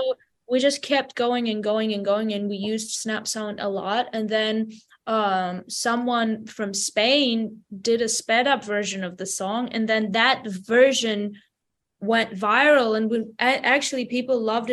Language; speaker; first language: English; non-native, fluent; Armenian